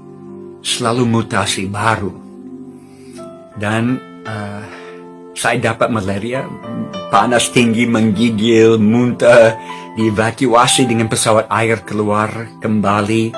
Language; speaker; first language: Indonesian; non-native, fluent; English